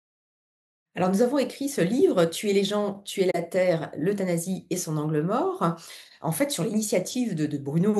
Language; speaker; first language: French; native; French